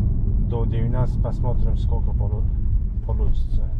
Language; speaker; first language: Russian; non-native, fluent; Uzbek